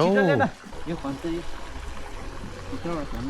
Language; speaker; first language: Hindi; non-native, local second language; Nepali